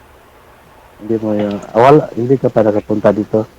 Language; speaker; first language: Filipino; non-native, local second language; Cebuano